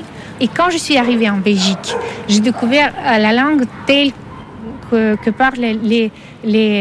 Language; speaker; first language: French; non-native, fluent; Russian